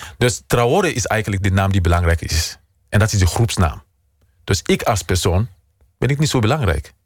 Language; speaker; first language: Dutch; non-native, fluent; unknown